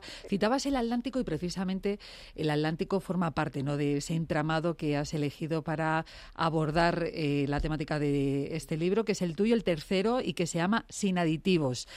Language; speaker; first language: Spanish; native; Spanish